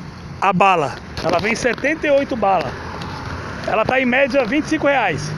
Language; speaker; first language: Portuguese; native; Portuguese